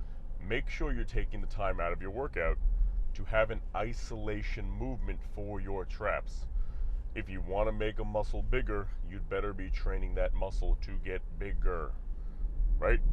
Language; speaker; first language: English; native; English